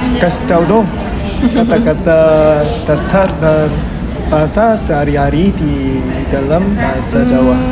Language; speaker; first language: Indonesian; non-native, learner; Korean